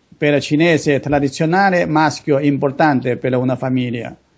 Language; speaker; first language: Italian; non-native, learner; Chinese